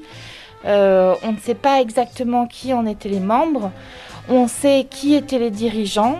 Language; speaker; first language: French; native; French